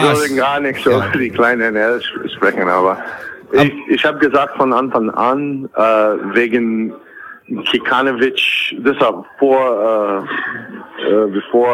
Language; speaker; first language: German; non-native, fluent; English